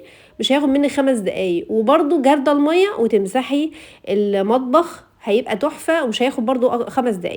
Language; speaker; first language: Arabic; native; Arabic